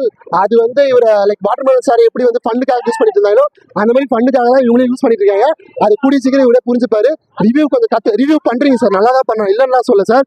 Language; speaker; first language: Tamil; native; Tamil